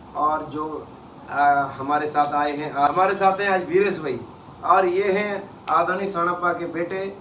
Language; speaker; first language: Hindi; non-native, local second language; Kannada